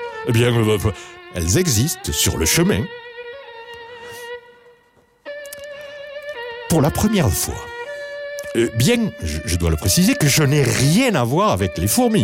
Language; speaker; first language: French; native; French